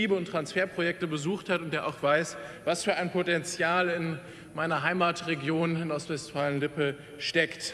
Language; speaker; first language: German; native; German